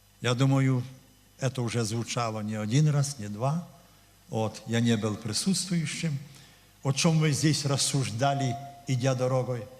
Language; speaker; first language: Russian; non-native, local second language; Ukrainian